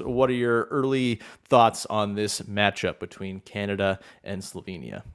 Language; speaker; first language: English; native; English